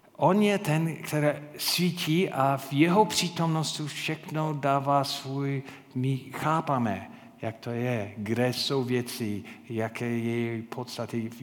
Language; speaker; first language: Czech; non-native, fluent; English